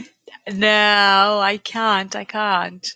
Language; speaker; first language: English; non-native, learner; Japanese